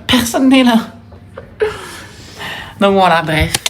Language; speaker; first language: French; native; French